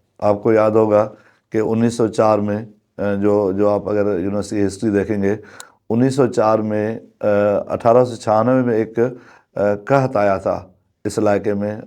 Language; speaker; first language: Urdu; non-native, local second language; Sindhi